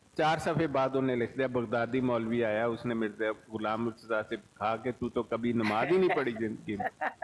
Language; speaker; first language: Urdu; non-native, local second language; Punjabi